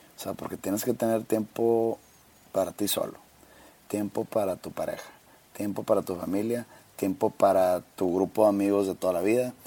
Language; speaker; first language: Spanish; native; Spanish